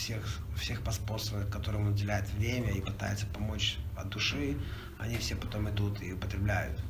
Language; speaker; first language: Russian; native; Russian